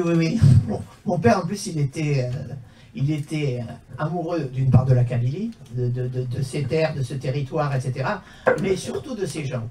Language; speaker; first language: French; native; French